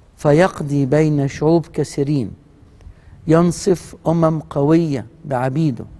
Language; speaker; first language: Egyptian Arabic; native; Egyptian Arabic